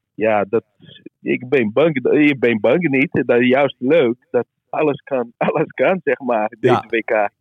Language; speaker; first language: Dutch; non-native, learner; Portuguese